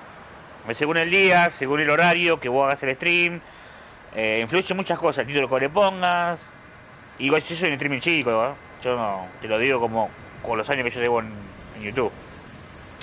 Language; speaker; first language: Spanish; native; Spanish